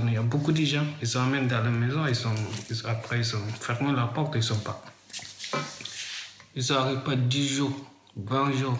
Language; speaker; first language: French; non-native, learner; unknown